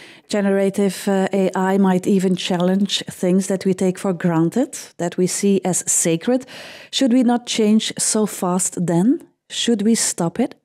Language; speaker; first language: English; non-native, fluent; Dutch